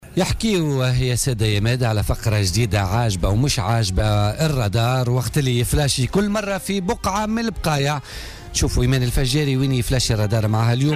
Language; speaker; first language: Arabic; native; Arabic